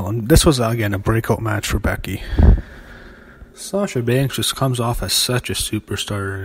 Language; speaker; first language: English; native; English